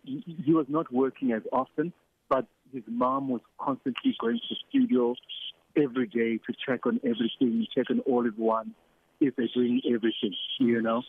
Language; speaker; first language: English; non-native, local second language; Xhosa